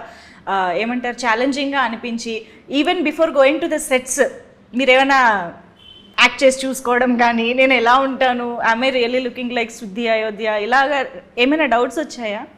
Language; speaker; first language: Telugu; native; Telugu